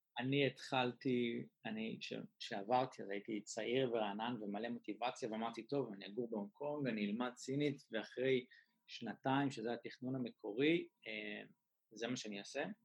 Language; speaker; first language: Hebrew; native; Hebrew